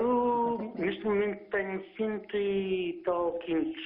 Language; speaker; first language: Portuguese; early bilingual, heritage; Portuguese